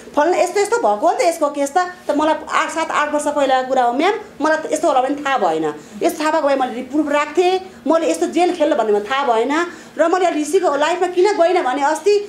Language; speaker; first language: Nepali; native; Nepali